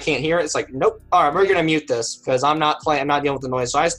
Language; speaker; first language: English; native; English